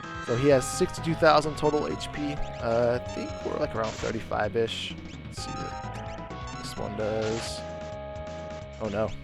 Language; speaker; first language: English; native; English